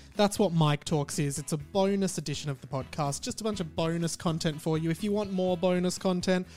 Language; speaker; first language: English; native; English